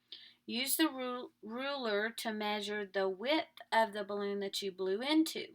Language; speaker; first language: English; native; English